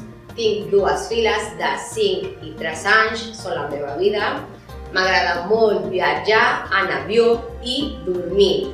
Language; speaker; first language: Catalan; non-native, learner; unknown